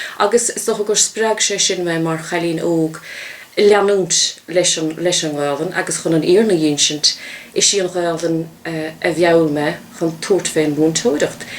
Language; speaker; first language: Irish; non-native, local second language; English